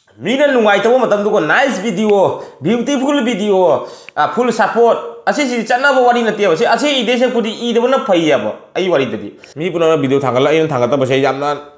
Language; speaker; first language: Manipuri; native; Manipuri